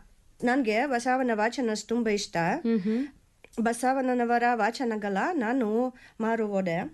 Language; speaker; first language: Kannada; non-native, learner; Russian